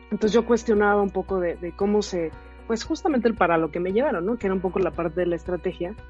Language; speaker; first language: Spanish; native; Spanish